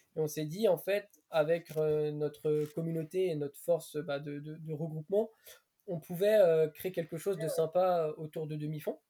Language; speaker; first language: French; native; French